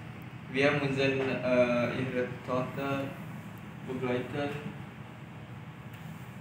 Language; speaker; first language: German; non-native, learner; Indonesian